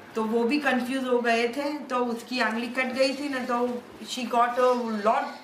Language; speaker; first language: Hindi; non-native, local second language; Gujarati